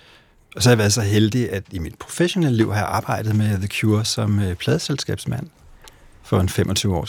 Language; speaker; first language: Danish; native; Danish